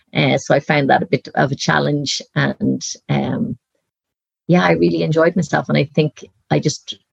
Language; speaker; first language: English; native; English